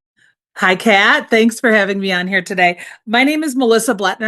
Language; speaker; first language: English; native; English